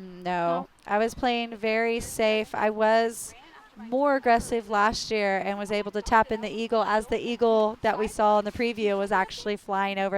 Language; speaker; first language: English; native; English